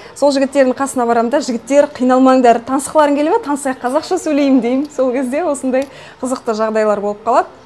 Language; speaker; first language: Kazakh; non-native, local second language; Russian